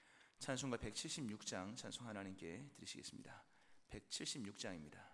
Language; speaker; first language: Korean; native; Korean